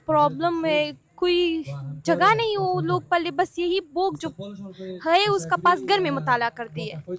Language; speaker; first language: Urdu; non-native, learner; Persian